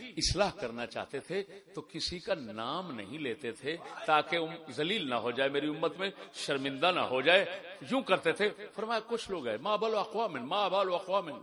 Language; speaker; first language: Urdu; non-native, local second language; Punjabi